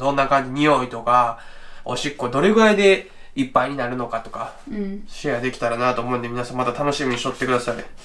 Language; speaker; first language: Japanese; native; Japanese